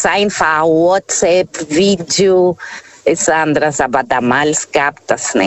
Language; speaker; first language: German; non-native, fluent; Portuguese